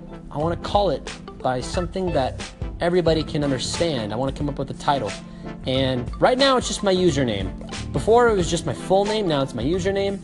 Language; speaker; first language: English; early bilingual, other home language; Spanish